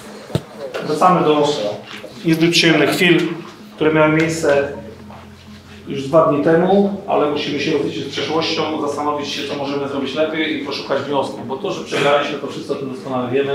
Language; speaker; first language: Polish; native; Polish